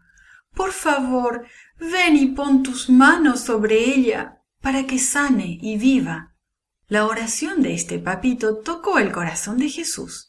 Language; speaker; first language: Spanish; native; Spanish